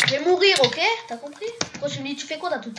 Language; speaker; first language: French; native; French